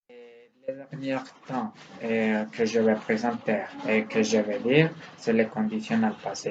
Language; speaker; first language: French; non-native, learner; Spanish